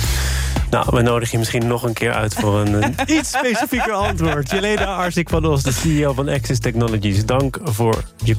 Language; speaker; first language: Dutch; native; Dutch